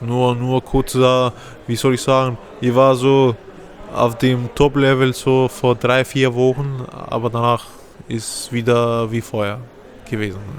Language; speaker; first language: German; non-native, fluent; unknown